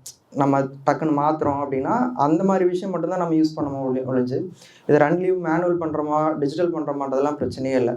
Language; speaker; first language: Tamil; native; Tamil